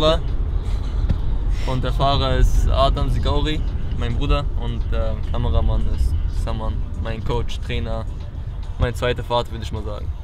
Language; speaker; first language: German; early bilingual, other home language; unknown